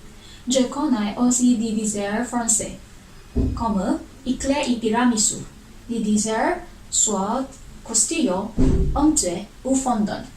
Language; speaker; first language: French; non-native, learner; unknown